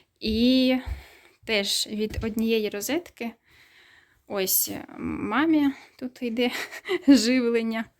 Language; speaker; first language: Ukrainian; native; Ukrainian